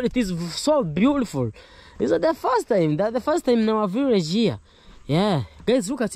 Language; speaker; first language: English; non-native, learner; Swahili